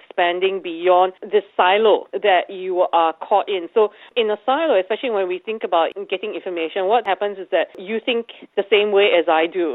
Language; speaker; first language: English; native; English